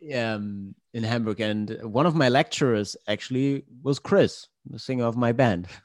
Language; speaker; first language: English; non-native, fluent; German